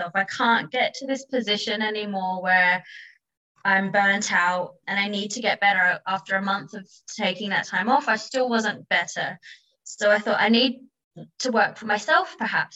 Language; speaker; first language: English; native; English